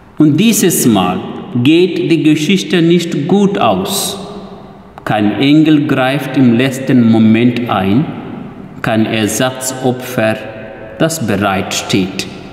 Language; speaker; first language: German; non-native, fluent; Telugu